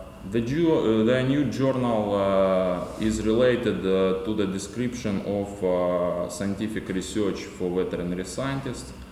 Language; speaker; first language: English; non-native, fluent; Russian